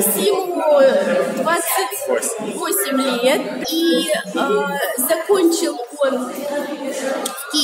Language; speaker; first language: Russian; native; Russian